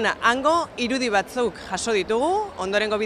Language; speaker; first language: Basque; native; Basque